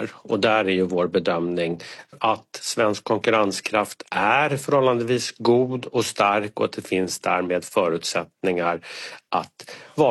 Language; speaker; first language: Swedish; native; Swedish